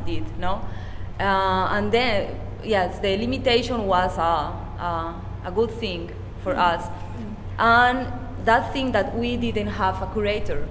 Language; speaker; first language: English; non-native, learner; Spanish